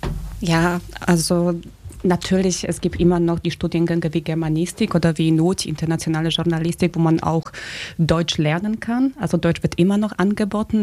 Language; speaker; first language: German; early bilingual, other home language; Polish